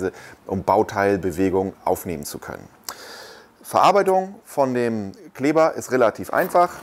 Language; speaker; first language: German; native; German